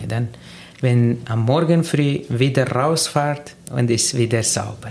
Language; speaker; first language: German; non-native, learner; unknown